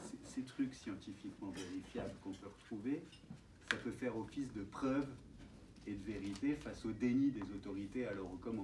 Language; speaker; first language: French; native; French